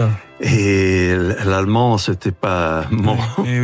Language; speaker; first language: French; non-native, fluent; Italian